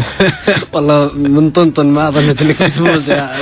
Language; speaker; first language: Arabic; native; Arabic